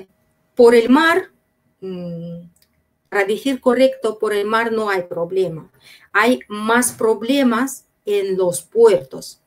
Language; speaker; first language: Spanish; non-native, fluent; Russian